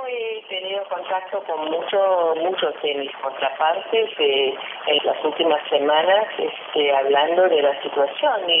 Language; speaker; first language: Spanish; non-native, fluent; English